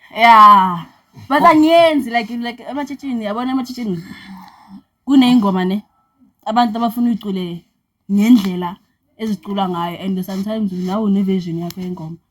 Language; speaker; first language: Zulu; non-native, local second language; Xhosa